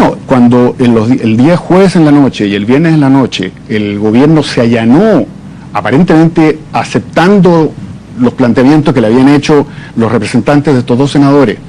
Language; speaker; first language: Spanish; native; Spanish